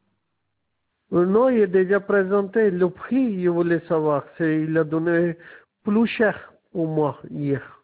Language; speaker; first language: French; non-native, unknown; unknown